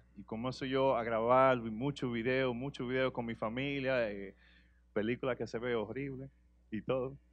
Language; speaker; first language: Spanish; early bilingual, heritage; Spanish